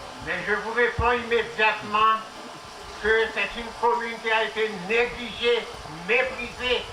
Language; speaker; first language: French; non-native, local second language; Haitian Creole